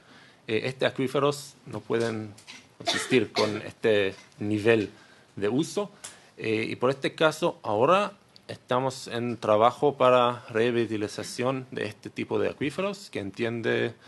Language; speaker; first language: Spanish; non-native, learner; Hebrew